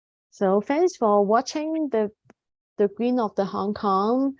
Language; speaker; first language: English; non-native, fluent; Cantonese